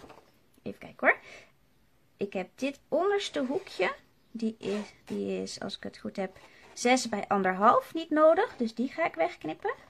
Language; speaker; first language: Dutch; native; Dutch